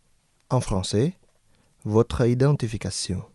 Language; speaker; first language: French; non-native, fluent; Indonesian